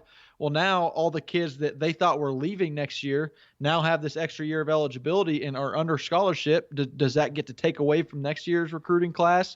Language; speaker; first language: English; native; English